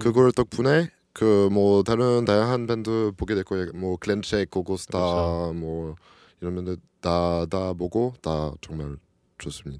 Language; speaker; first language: Korean; non-native, learner; French